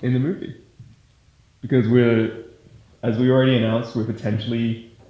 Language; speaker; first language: English; native; English